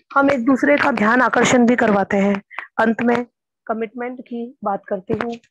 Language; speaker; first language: Hindi; native; Hindi